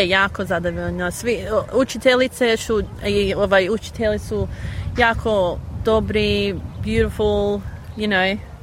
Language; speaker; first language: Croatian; early bilingual, heritage; English